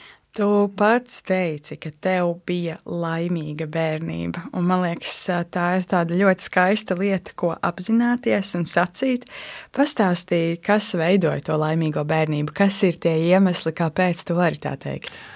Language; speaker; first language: Latvian; native; Latvian